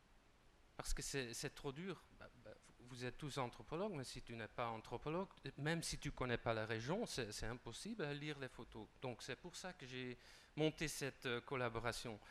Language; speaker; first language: French; non-native, local second language; Dutch